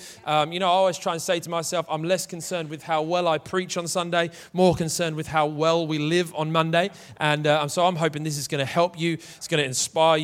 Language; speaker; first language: English; native; English